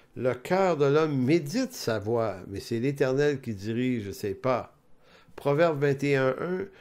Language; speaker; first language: French; native; French